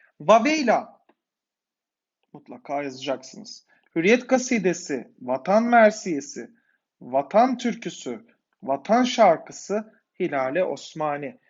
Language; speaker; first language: Turkish; native; Turkish